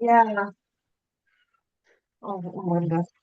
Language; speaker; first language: English; non-native, learner; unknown